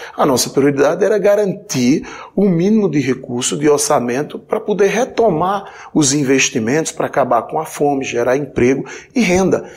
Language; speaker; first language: Portuguese; native; Portuguese